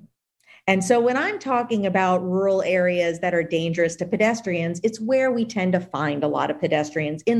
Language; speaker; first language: English; native; English